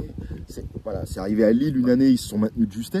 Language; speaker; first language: French; native; French